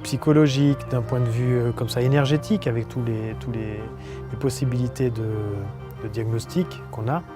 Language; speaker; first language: French; native; French